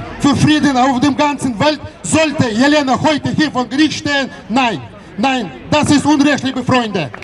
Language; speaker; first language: German; non-native, fluent; Russian